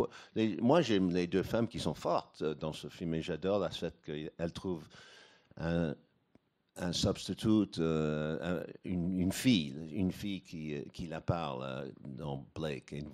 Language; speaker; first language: French; non-native, fluent; English